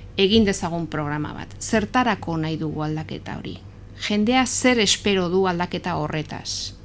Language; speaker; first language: Basque; non-native, local second language; Spanish